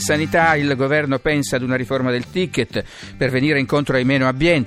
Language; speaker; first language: Italian; native; Italian